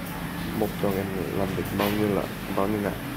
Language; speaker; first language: Vietnamese; non-native, fluent; Japanese